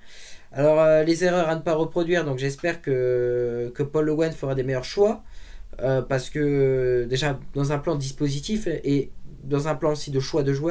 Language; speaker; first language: French; native; French